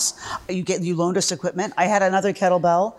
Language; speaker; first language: English; native; English